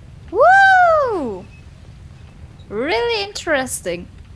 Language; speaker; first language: English; non-native, learner; German